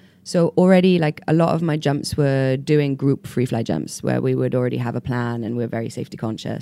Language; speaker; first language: English; native; English